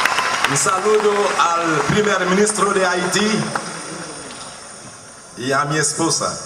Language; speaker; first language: Spanish; non-native, learner; Haitian Creole